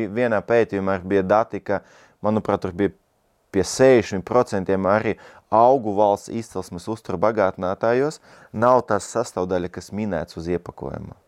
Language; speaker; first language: Latvian; non-native, local second language; Russian